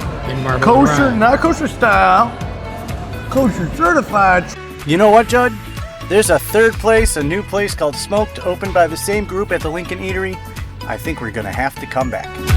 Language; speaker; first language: English; native; English